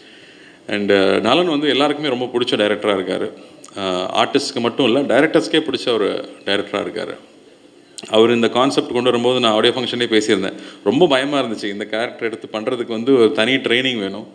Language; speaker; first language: Tamil; native; Tamil